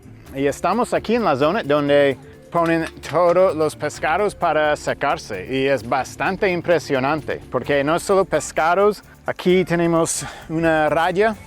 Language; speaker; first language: Spanish; non-native, fluent; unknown